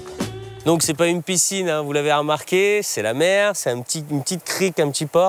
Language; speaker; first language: French; native; French